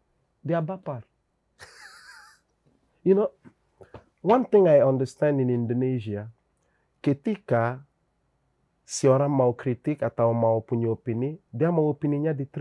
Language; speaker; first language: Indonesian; non-native, fluent; English